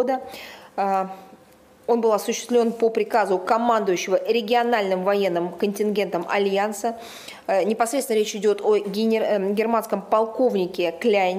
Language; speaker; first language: Russian; native; Russian